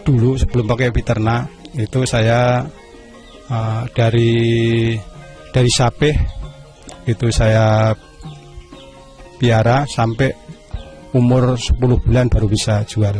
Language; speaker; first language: Indonesian; non-native, local second language; Javanese